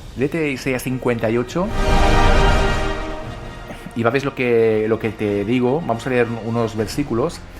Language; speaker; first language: Spanish; native; Spanish